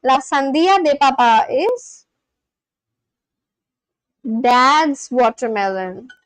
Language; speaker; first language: Spanish; non-native, learner; English